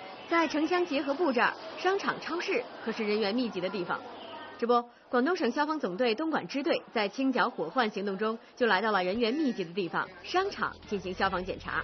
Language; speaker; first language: Chinese; native; Chinese